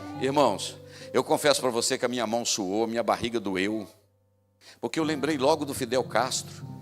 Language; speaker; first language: Portuguese; native; Portuguese